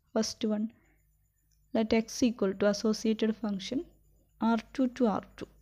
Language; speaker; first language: English; non-native, local second language; Malayalam